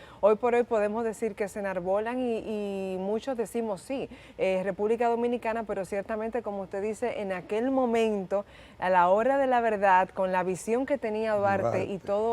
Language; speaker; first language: Spanish; native; Spanish